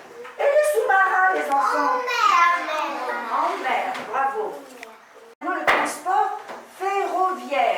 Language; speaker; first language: French; non-native, local second language; Arabic